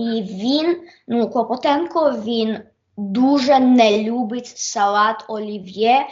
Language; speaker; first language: Ukrainian; early bilingual, heritage; Ukrainian